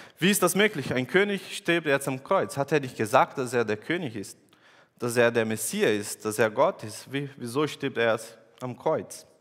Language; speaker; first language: German; non-native, fluent; Portuguese